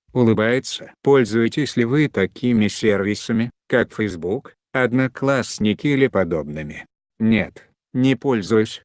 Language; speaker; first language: Russian; non-native, local second language; Chechen